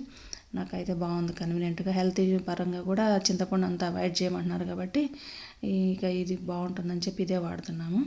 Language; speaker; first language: Telugu; native; Telugu